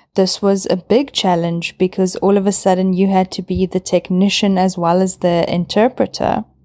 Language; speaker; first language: English; non-native, local second language; Afrikaans